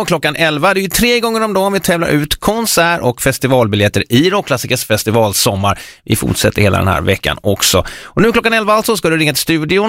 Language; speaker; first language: Swedish; native; Swedish